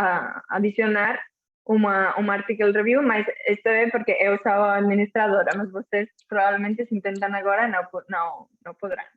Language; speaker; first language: Portuguese; non-native, fluent; Catalan